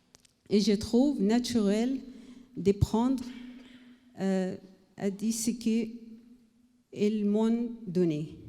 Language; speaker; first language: French; non-native, learner; Arabic